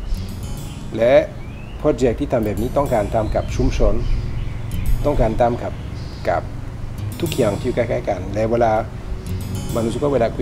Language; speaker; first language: Thai; non-native, learner; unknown